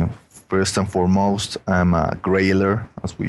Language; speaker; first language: English; non-native, fluent; Spanish